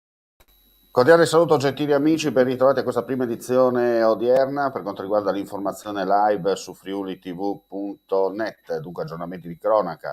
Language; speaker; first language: Italian; native; Italian